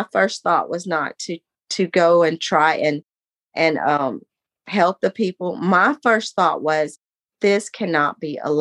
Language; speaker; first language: English; native; English